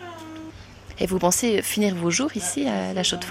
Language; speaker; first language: French; native; French